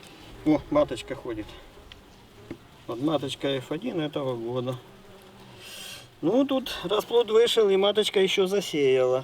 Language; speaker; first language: Russian; native; Russian